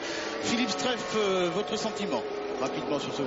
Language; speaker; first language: French; native; French